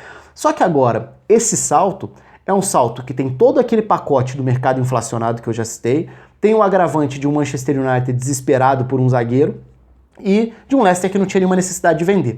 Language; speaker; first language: Portuguese; native; Portuguese